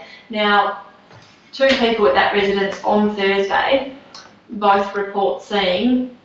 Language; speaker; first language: English; native; English